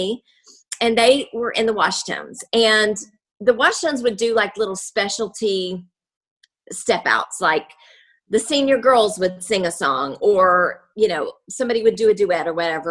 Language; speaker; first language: English; native; English